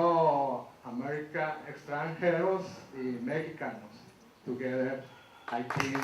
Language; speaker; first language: English; non-native, local second language; Spanish